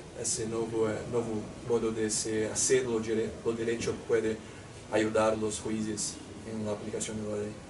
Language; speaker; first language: Spanish; non-native, learner; Portuguese